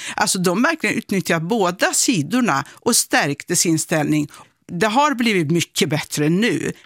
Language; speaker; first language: Swedish; early bilingual, other home language; Kurdish